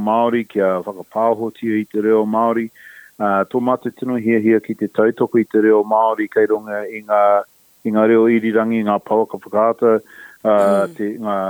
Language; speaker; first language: Māori; non-native, local second language; English